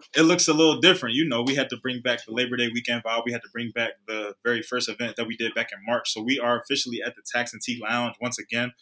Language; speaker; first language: English; native; English